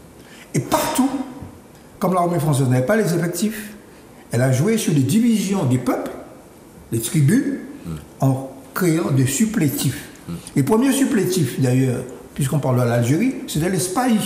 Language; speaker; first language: French; native; French